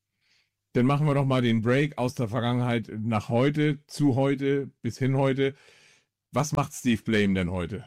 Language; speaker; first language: German; native; German